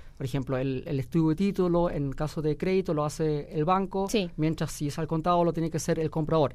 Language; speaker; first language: Spanish; early bilingual, heritage; Spanish